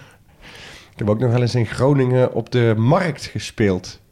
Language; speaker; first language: Dutch; native; Dutch